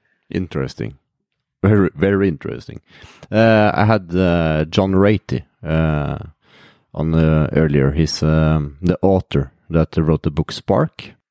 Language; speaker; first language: English; non-native, fluent; Norwegian